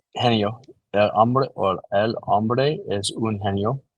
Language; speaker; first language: Spanish; non-native, learner; English